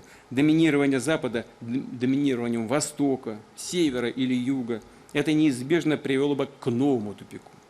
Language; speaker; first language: Russian; native; Russian